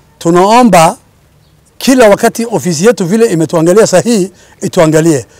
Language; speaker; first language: Swahili; non-native, local second language; Somali